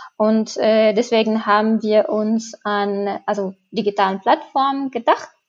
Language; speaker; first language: German; non-native, fluent; Arabic